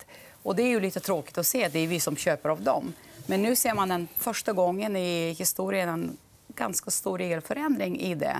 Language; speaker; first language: Swedish; non-native, fluent; Russian